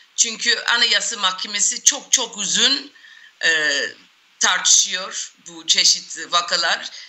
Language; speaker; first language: Turkish; non-native, fluent; English